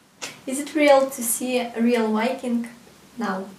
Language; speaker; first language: English; non-native, learner; Russian